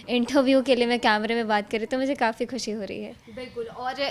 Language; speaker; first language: Hindi; native; Hindi